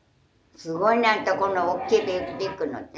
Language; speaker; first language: Japanese; native; Japanese